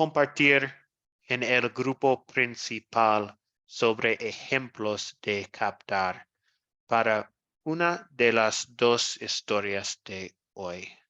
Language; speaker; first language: Spanish; non-native, fluent; English